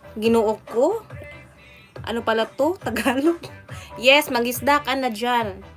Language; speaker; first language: Filipino; non-native, local second language; Cebuano